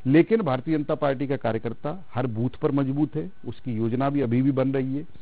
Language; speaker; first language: Hindi; native; Hindi